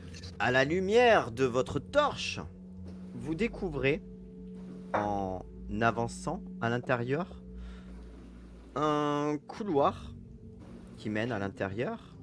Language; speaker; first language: French; native; French